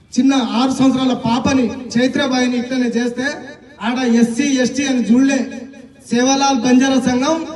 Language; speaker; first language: Telugu; non-native, local second language; Lambadi